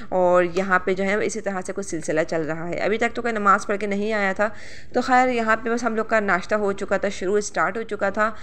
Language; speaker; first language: Hindi; native; Hindi